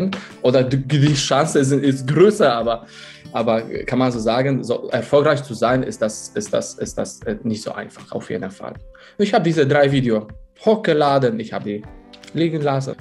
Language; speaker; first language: German; non-native, fluent; Polish